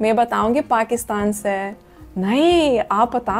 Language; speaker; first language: Hindi; non-native, fluent; Lithuanian